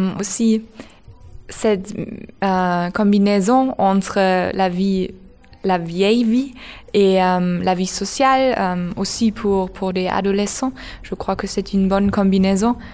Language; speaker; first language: French; non-native, learner; German